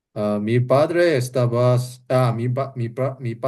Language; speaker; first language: Spanish; non-native, learner; English